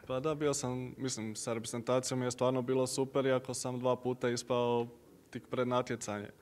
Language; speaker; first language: Croatian; native; Croatian